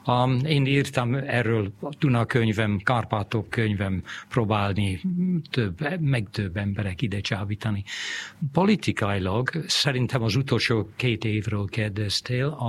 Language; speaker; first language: Hungarian; non-native, fluent; English